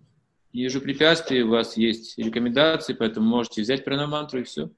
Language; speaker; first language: Russian; native; Russian